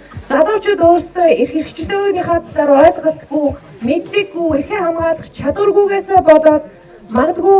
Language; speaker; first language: Mongolian; native; Mongolian